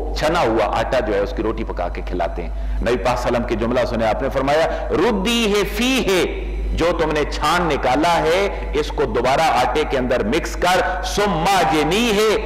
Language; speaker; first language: Urdu; native; Urdu